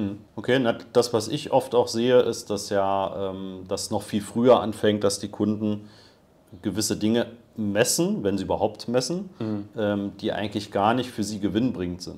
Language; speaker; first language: German; native; German